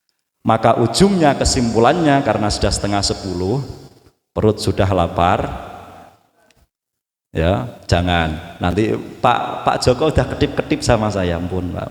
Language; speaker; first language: Indonesian; non-native, local second language; Javanese